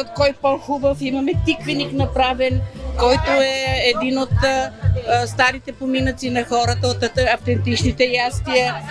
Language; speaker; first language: Bulgarian; native; Bulgarian